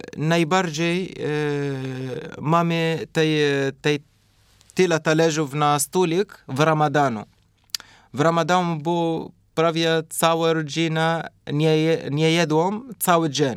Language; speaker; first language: Polish; non-native, learner; Arabic